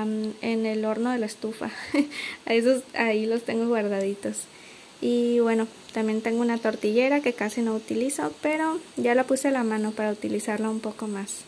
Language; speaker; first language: Spanish; native; Spanish